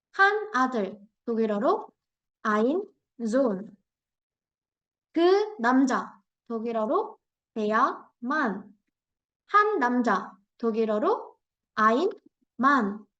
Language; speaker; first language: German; non-native, fluent; Korean